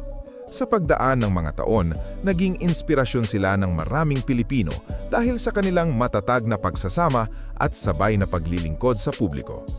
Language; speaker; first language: Filipino; native; Filipino